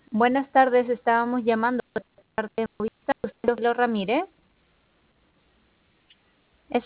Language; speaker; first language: Spanish; native; Spanish